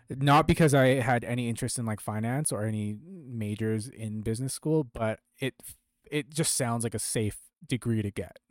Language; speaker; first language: English; early bilingual, other home language; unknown